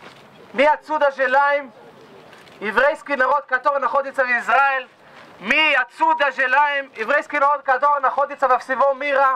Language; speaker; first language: Russian; non-native, learner; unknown